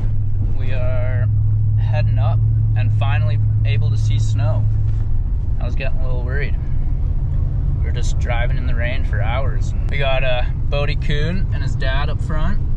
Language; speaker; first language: English; native; English